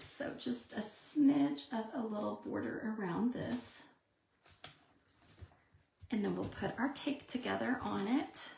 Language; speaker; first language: English; native; English